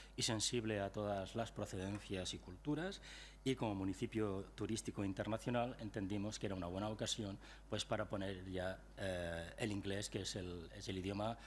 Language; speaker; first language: Spanish; non-native, local second language; Catalan